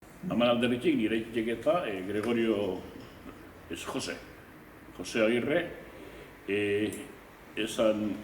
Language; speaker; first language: Basque; native; Basque